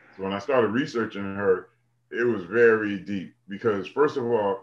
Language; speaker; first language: English; native; English